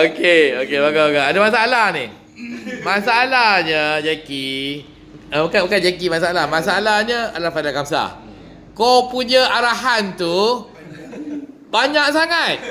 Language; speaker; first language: Malay; native; Malay